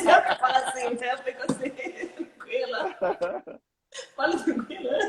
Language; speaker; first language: Portuguese; non-native, fluent; Spanish